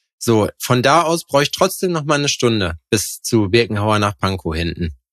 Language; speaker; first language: German; native; German